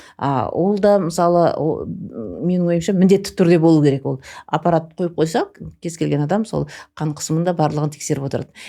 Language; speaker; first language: Kazakh; native; Kazakh